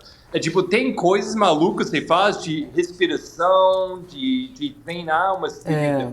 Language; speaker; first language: Portuguese; non-native, fluent; English